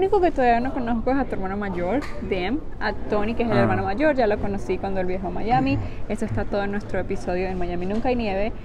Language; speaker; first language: Spanish; native; Spanish